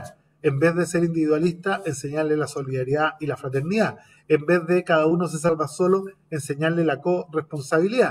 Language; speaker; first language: Spanish; native; Spanish